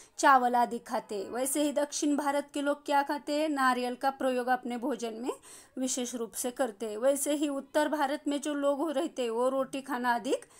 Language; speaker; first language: Hindi; non-native, local second language; Marathi